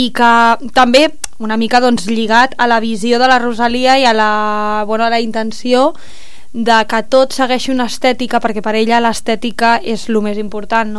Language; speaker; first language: Catalan; native; Catalan